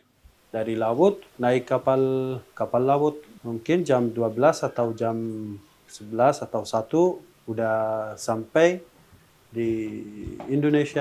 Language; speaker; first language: Indonesian; non-native, learner; Persian